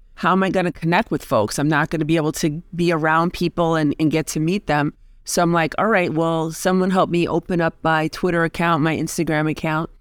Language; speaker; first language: English; native; English